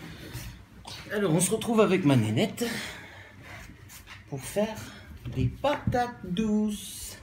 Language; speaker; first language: French; native; French